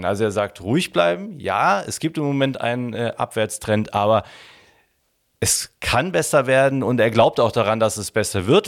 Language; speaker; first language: German; native; German